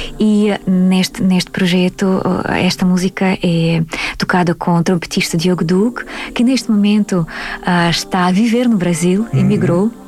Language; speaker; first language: Portuguese; non-native, fluent; Russian